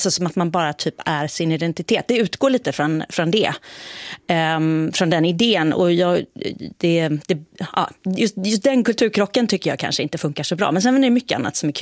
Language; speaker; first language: Swedish; native; Swedish